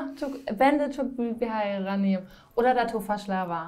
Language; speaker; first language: Turkish; non-native, learner; German